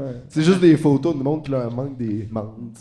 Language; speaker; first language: French; native; French